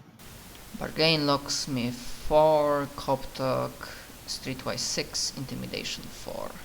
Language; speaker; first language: English; non-native, fluent; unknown